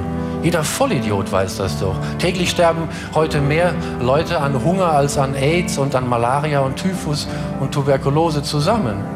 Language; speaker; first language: German; native; German